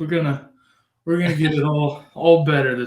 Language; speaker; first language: English; native; English